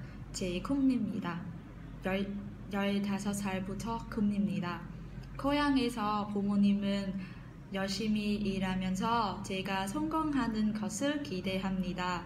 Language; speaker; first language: Korean; non-native, fluent; Vietnamese